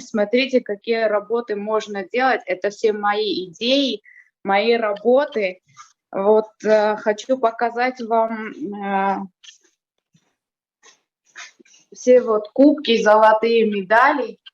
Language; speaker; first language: Russian; non-native, fluent; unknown